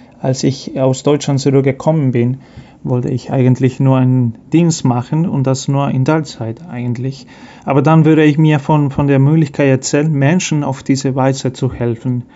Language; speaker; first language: German; early bilingual, heritage; Spanish